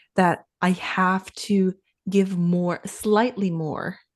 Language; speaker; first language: English; non-native, fluent; Finnish